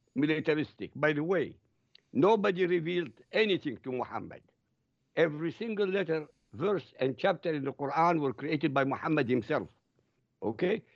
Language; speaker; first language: English; non-native, fluent; Arabic